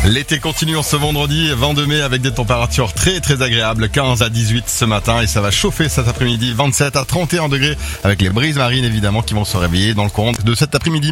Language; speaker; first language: French; native; French